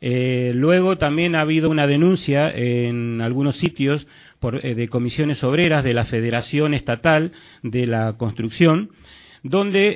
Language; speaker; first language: Spanish; native; Spanish